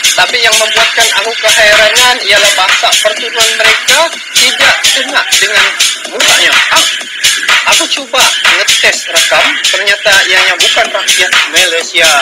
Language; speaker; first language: Malay; native; Malay